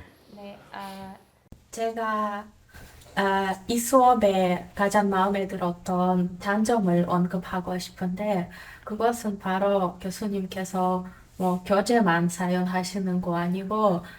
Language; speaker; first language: Korean; non-native, fluent; Croatian